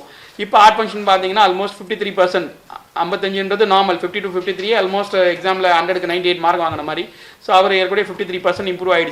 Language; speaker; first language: Tamil; native; Tamil